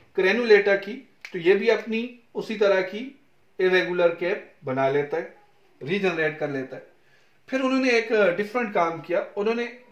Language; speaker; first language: Urdu; non-native, local second language; Punjabi